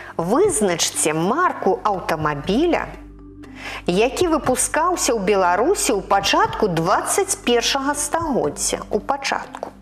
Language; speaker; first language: Belarusian; native; Belarusian